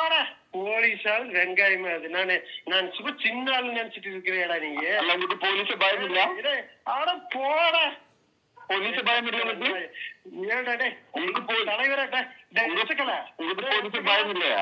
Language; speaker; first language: Tamil; native; Tamil